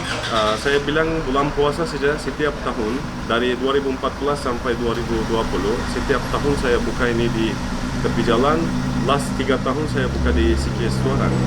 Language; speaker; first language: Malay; non-native, fluent; Turkish